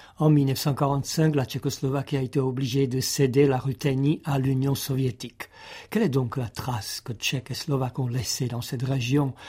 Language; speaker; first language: French; non-native, fluent; Czech